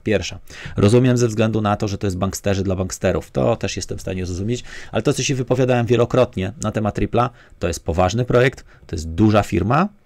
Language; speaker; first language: Polish; native; Polish